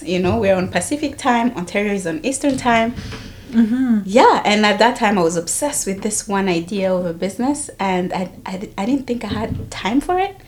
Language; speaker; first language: English; non-native, local second language; Kinyarwanda